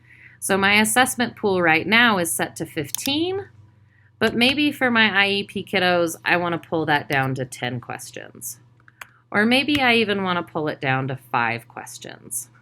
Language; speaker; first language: English; native; English